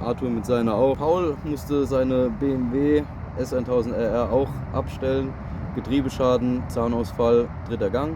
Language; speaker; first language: German; native; German